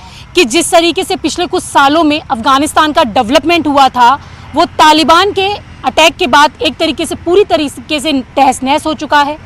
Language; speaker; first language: Hindi; native; Hindi